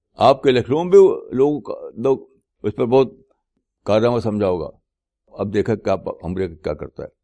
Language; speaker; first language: Urdu; native; Urdu